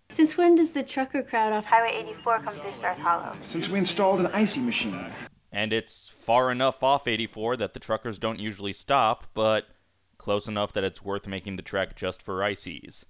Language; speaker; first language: English; native; English